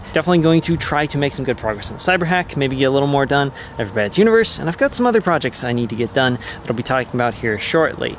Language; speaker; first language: English; native; English